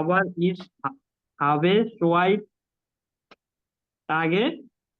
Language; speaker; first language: German; non-native, learner; Bangla